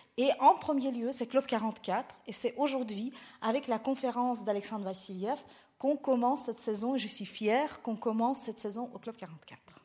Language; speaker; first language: French; non-native, fluent; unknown